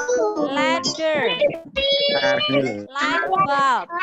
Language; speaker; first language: English; non-native, fluent; Indonesian